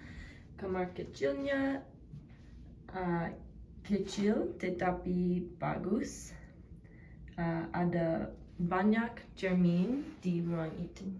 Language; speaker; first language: Indonesian; non-native, learner; English